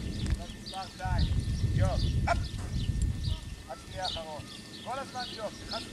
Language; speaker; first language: Hebrew; native; Hebrew